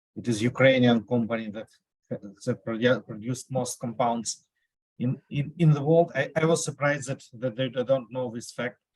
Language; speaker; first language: English; non-native, fluent; Ukrainian